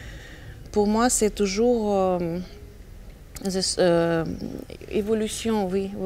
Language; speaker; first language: French; non-native, fluent; Russian